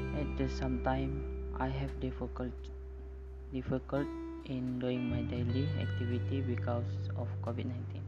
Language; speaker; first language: English; non-native, local second language; Malay